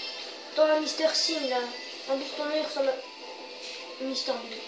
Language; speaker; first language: French; native; French